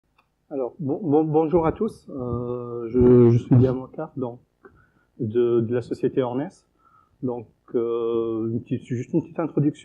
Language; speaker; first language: French; native; French